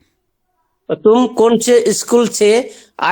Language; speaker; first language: Hindi; non-native, learner; Bangla